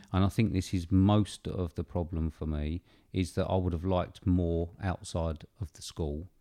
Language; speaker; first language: English; native; English